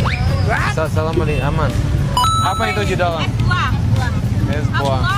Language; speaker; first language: Indonesian; non-native, learner; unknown